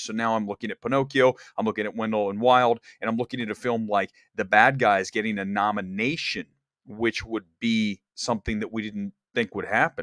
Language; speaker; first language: English; native; English